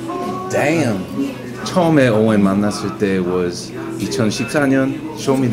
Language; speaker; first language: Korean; early bilingual, heritage; Korean